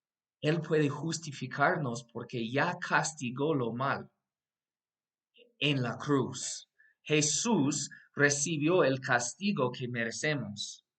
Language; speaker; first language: Spanish; non-native, fluent; English